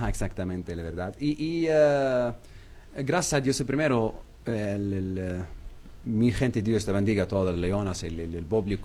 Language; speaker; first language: Spanish; non-native, learner; Arabic